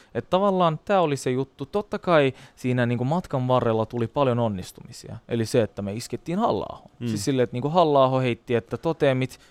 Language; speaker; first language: Finnish; non-native, fluent; Turkish